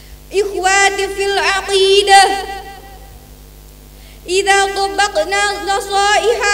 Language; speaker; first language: Arabic; non-native, learner; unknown